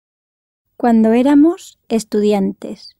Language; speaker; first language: Spanish; non-native, learner; English